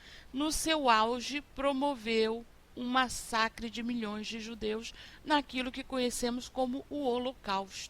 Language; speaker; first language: Portuguese; native; Portuguese